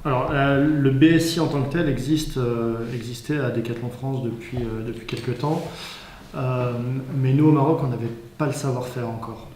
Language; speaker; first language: French; native; French